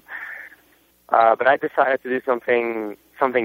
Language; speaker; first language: English; non-native, fluent; Portuguese